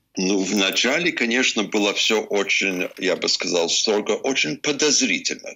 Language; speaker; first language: Russian; early bilingual, heritage; English